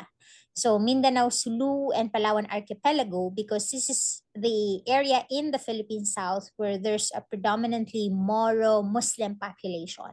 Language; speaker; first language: English; non-native, local second language; Maranao